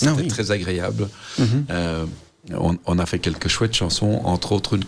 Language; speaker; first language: French; native; French